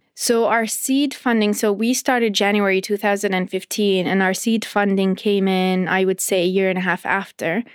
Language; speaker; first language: English; non-native, fluent; Arabic